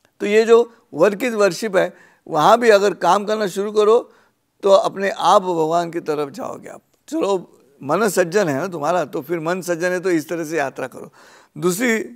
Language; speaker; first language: Hindi; non-native, local second language; Marathi